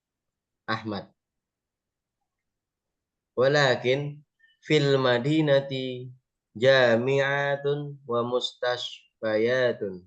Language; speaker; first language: Arabic; non-native, fluent; Indonesian